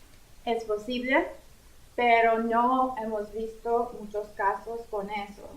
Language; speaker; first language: Spanish; non-native, fluent; English